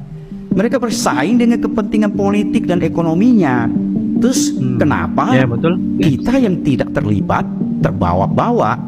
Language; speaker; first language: Indonesian; native; Indonesian